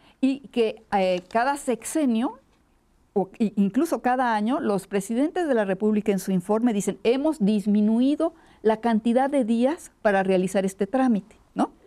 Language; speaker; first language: Spanish; native; Spanish